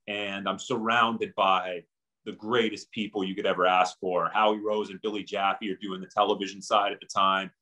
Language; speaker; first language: English; native; English